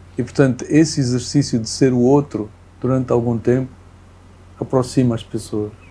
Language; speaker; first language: Portuguese; native; Portuguese